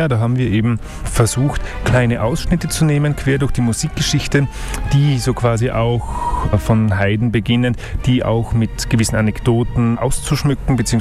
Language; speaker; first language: German; native; German